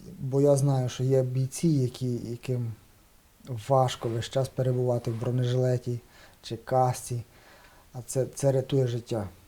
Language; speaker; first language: Ukrainian; native; Ukrainian